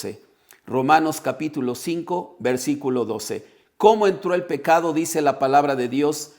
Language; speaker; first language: Spanish; native; Spanish